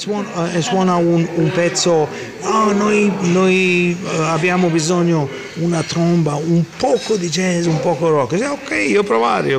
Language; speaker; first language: Italian; non-native, learner; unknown